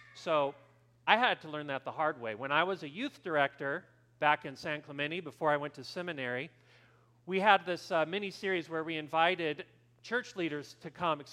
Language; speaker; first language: English; native; English